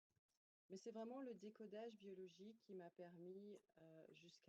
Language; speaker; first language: French; native; French